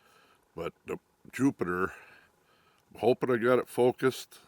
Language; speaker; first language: English; native; English